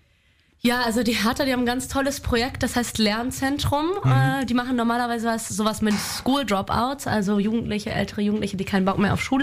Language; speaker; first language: German; native; German